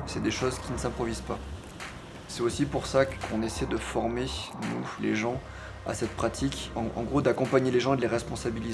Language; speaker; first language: French; native; French